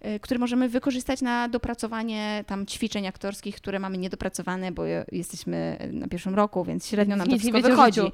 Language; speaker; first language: Polish; native; Polish